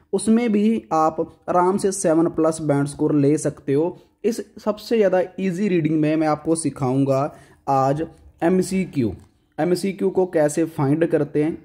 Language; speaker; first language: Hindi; non-native, local second language; Punjabi